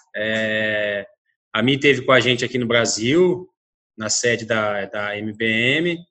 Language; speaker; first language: Portuguese; native; Portuguese